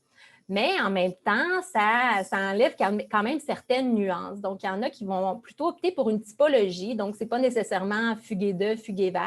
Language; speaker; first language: French; native; French